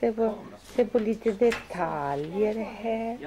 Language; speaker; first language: Swedish; non-native, learner; Spanish